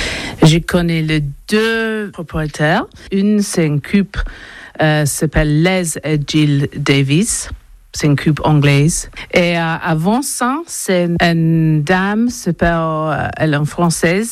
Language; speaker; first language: French; non-native, learner; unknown